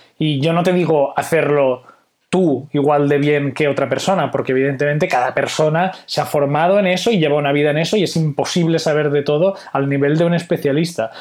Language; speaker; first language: Spanish; non-native, local second language; Catalan